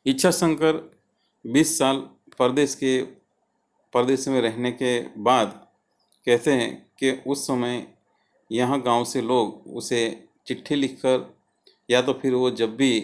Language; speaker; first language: Hindi; non-native, local second language; Gujarati